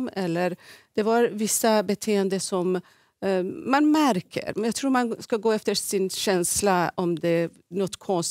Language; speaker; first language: Swedish; non-native, fluent; Persian